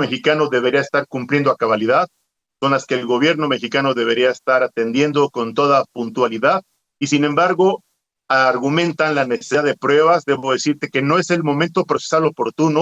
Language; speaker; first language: Spanish; native; Spanish